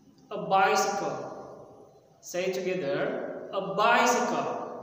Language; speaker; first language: English; non-native, fluent; Indonesian